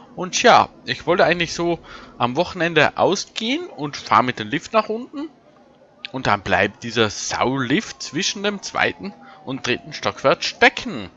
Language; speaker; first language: German; native; German